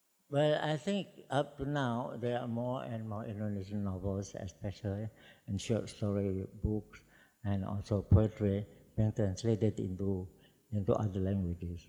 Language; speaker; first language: English; non-native, fluent; Javanese